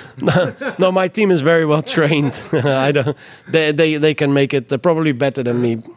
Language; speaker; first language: English; non-native, fluent; Dutch